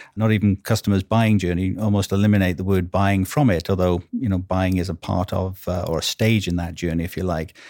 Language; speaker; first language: English; native; English